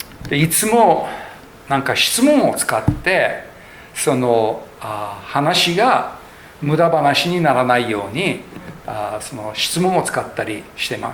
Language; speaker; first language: Japanese; non-native, fluent; English